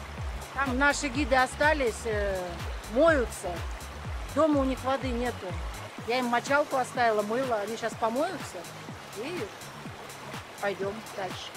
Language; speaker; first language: Russian; native; Russian